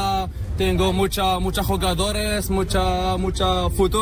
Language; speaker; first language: Spanish; non-native, learner; Arabic